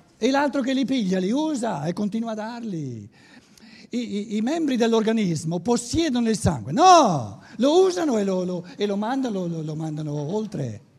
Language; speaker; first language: Italian; native; Italian